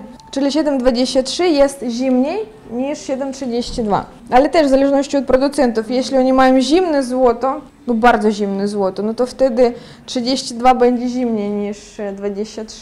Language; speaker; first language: Polish; non-native, fluent; Ukrainian